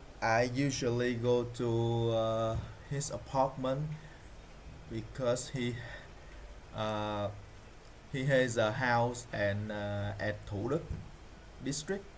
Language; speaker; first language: English; non-native, learner; Vietnamese